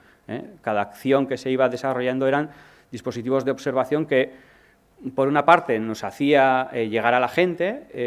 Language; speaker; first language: Spanish; native; Spanish